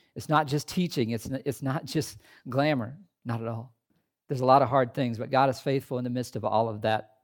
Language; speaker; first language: English; native; English